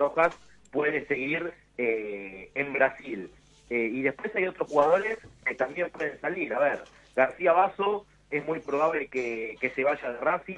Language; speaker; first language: Spanish; native; Spanish